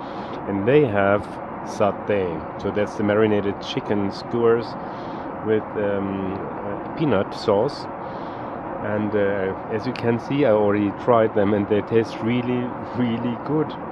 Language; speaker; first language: English; non-native, fluent; German